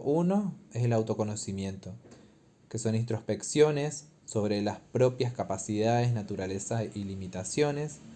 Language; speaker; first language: Spanish; native; Spanish